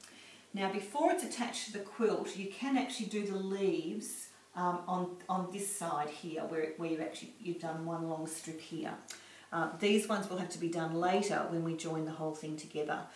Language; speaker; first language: English; native; English